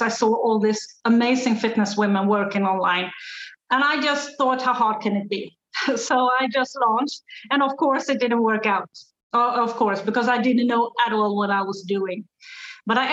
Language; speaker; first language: English; non-native, fluent; Swedish